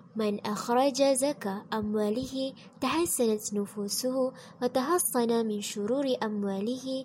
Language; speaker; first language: Arabic; non-native, learner; Malay